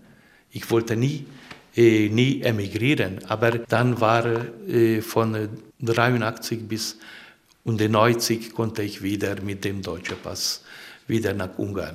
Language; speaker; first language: German; non-native, fluent; Hungarian